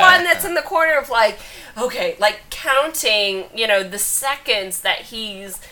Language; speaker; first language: English; native; English